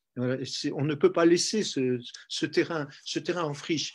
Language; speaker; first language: French; native; French